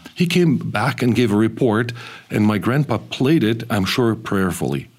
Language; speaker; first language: English; early bilingual, other home language; German